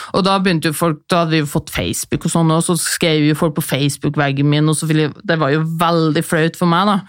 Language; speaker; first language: Norwegian; native; Norwegian